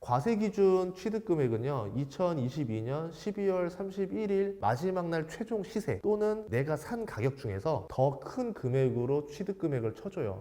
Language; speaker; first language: Korean; native; Korean